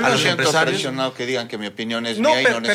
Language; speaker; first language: Spanish; native; Spanish